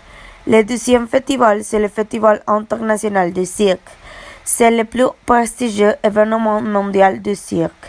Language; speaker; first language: French; non-native, learner; Spanish